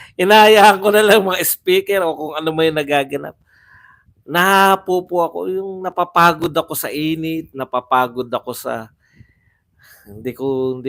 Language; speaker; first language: Filipino; native; Filipino